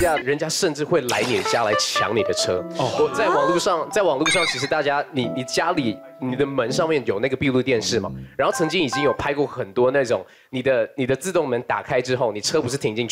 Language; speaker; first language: Chinese; native; Chinese